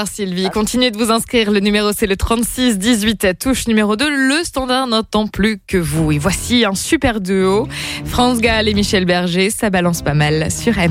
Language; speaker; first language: French; native; French